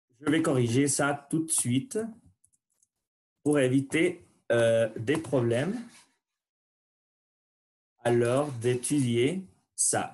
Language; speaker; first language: French; non-native, learner; Spanish